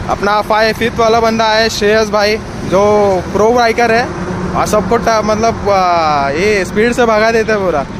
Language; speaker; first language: Hindi; non-native, local second language; Marathi